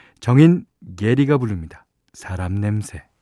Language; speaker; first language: Korean; native; Korean